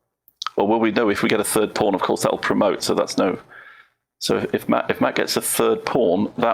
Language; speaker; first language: English; native; English